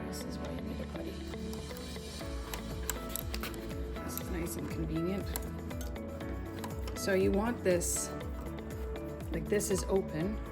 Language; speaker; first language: English; native; English